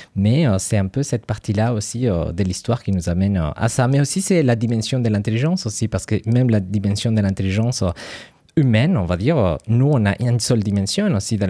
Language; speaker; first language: French; non-native, fluent; Spanish